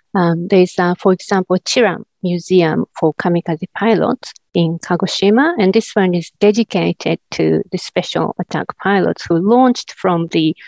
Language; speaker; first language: English; non-native, fluent; Japanese